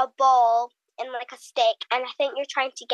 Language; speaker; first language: English; native; English